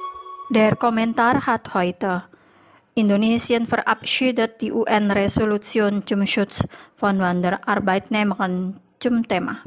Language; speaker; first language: German; non-native, fluent; Indonesian